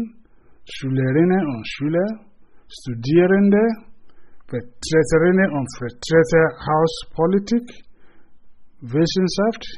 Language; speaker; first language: German; non-native, fluent; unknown